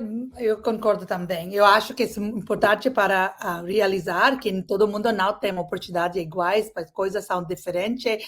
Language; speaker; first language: Portuguese; non-native, learner; English